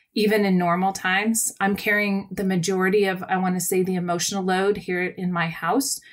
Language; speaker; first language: English; native; English